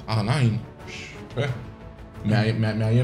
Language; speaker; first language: Hebrew; native; Hebrew